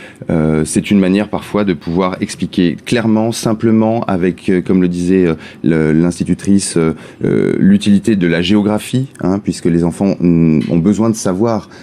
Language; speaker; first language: French; native; French